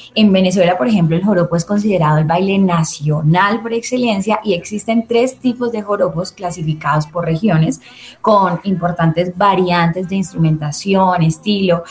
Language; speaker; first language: Spanish; native; Spanish